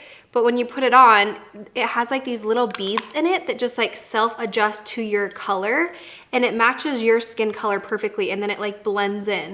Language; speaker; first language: English; native; English